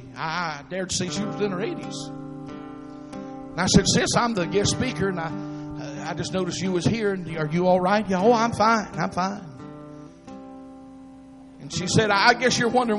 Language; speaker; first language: English; native; English